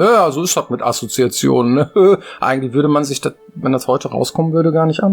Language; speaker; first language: German; native; German